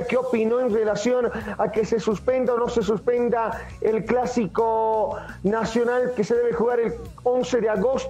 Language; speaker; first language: Spanish; native; Spanish